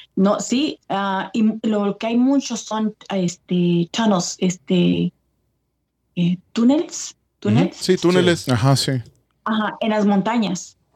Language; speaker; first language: Spanish; early bilingual, heritage; Spanish